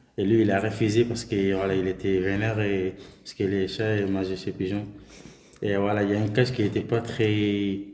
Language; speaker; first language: French; non-native, local second language; Soninke